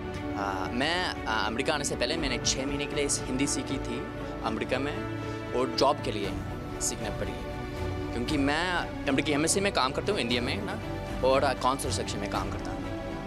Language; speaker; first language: Hindi; non-native, fluent; English